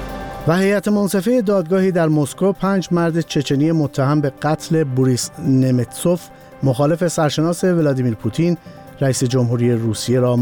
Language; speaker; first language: Persian; native; Persian